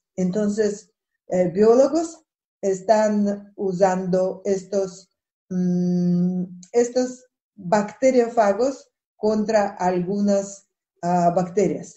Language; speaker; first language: Spanish; non-native, fluent; Russian